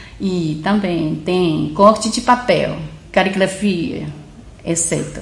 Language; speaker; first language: Portuguese; non-native, learner; Chinese